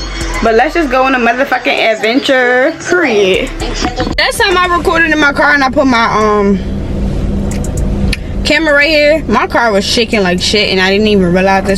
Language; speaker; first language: English; native; English